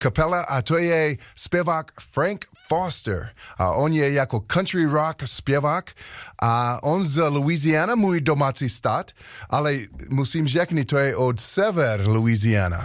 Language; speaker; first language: Czech; non-native, learner; English